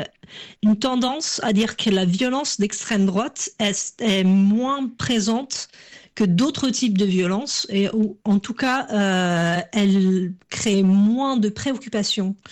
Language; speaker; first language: French; non-native, fluent; English